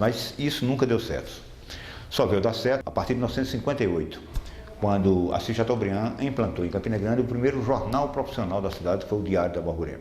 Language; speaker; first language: Portuguese; native; Portuguese